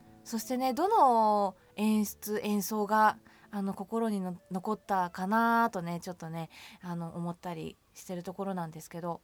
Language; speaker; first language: Japanese; native; Japanese